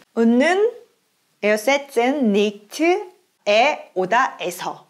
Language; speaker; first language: German; non-native, fluent; Korean